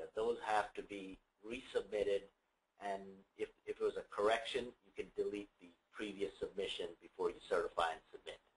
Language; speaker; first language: English; native; English